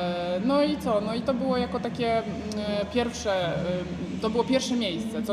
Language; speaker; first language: Polish; native; Polish